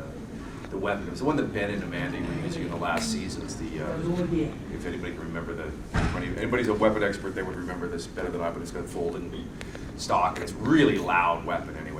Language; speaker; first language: English; native; English